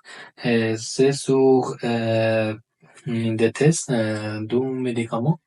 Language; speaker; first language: French; non-native, learner; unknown